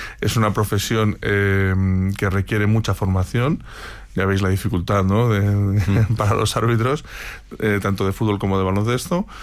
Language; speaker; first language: Spanish; native; Spanish